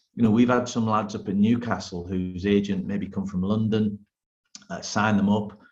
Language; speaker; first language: English; native; English